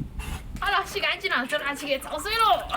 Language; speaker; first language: Chinese; native; Chinese